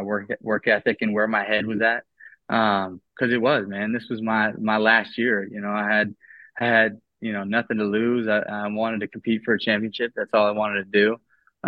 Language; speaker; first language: English; native; English